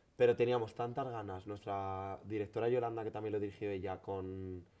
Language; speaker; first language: Spanish; native; Spanish